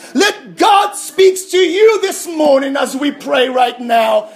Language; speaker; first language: English; non-native, fluent; Japanese